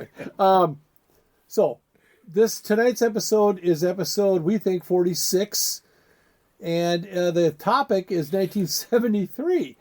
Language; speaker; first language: English; native; English